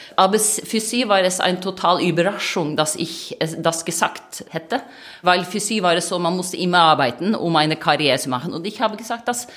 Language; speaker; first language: German; non-native, fluent; Norwegian